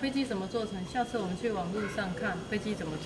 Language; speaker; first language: Chinese; native; Chinese